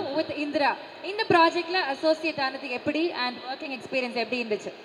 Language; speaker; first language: Tamil; native; Tamil